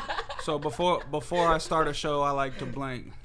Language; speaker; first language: English; native; English